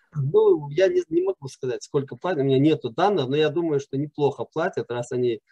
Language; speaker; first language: Russian; non-native, local second language; Chechen